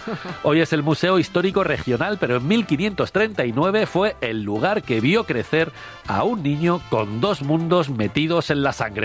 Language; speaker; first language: Spanish; native; Spanish